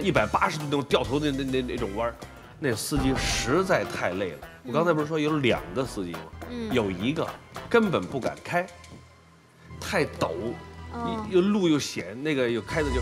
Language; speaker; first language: Chinese; native; Chinese